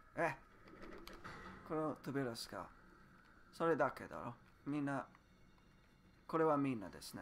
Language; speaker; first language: Japanese; non-native, learner; English